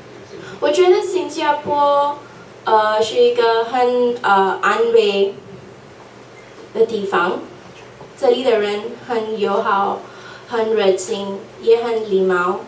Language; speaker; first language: Chinese; non-native, local second language; Urdu